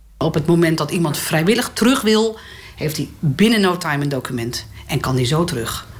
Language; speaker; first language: Dutch; native; Dutch